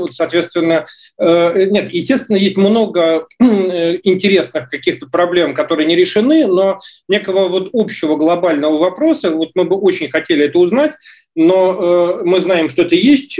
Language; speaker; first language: Russian; native; Russian